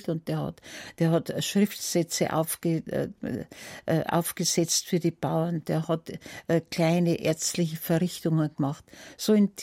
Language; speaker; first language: German; native; German